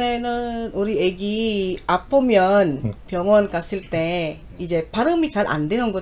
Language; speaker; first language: Korean; non-native, learner; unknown